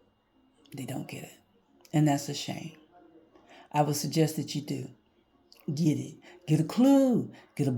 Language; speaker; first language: English; native; English